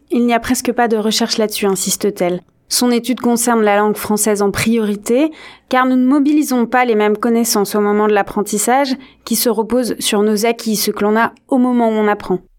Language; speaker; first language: French; native; French